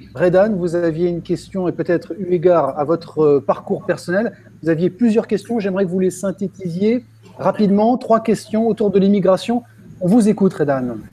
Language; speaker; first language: French; native; French